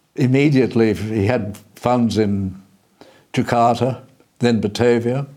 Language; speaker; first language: English; early bilingual, other home language; Indonesian